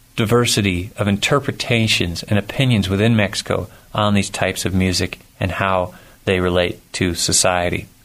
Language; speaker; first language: English; native; English